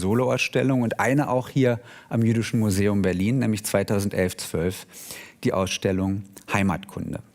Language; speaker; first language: German; native; German